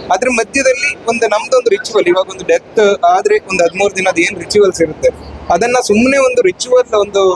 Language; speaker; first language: Kannada; non-native, local second language; Konkani